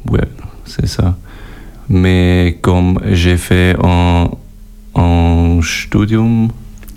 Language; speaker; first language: French; non-native, local second language; German